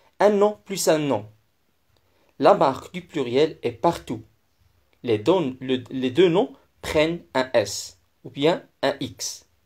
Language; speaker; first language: French; non-native, local second language; Arabic